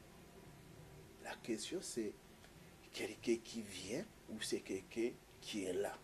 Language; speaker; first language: French; non-native, fluent; Kinyarwanda